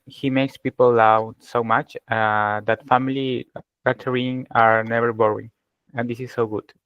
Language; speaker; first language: English; non-native, learner; Spanish